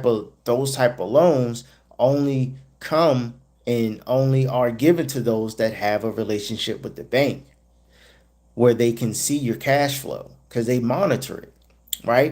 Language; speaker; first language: English; native; English